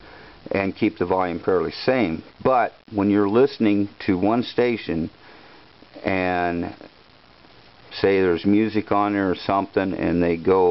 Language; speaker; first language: English; native; English